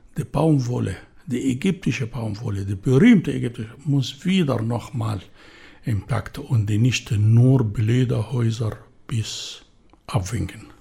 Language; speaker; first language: German; non-native, fluent; Arabic